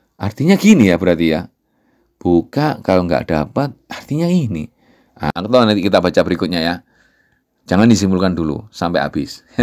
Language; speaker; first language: Indonesian; non-native, local second language; Javanese